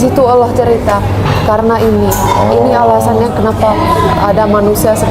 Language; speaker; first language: Indonesian; non-native, fluent; Finnish